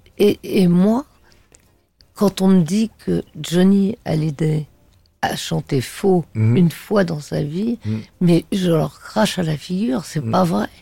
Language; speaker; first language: French; native; French